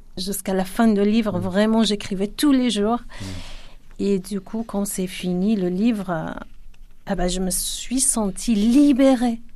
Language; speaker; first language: French; non-native, fluent; Kurdish